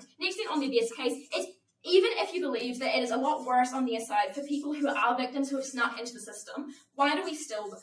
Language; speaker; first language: English; native; English